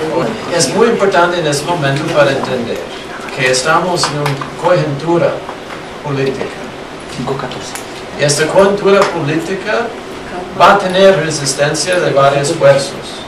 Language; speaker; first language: Spanish; non-native, fluent; English